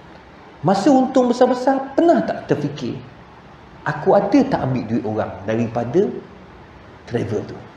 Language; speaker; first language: Malay; native; Malay